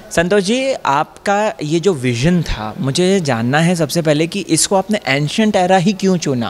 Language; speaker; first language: Hindi; native; Hindi